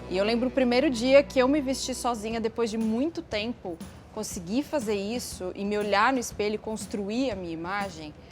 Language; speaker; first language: Portuguese; native; Portuguese